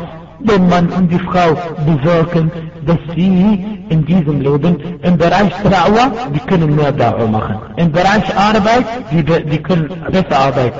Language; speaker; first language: German; non-native, fluent; Arabic